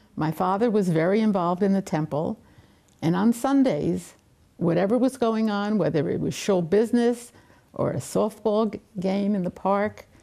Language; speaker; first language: English; native; English